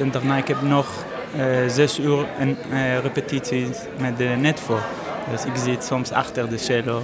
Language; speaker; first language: Dutch; non-native, learner; Hebrew